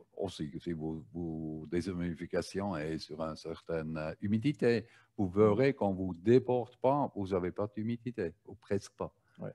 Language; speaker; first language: French; non-native, learner; German